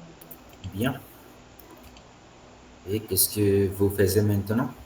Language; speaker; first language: French; non-native, fluent; Hindi